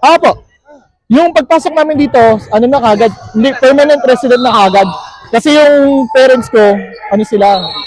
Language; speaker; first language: Filipino; native; Filipino